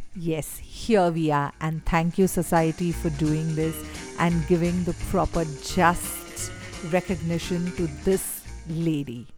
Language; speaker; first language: English; non-native, local second language; Marathi